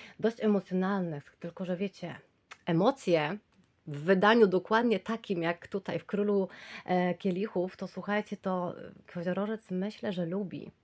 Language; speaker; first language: Polish; native; Polish